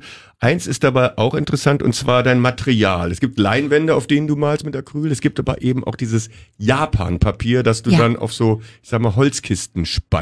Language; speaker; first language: German; native; German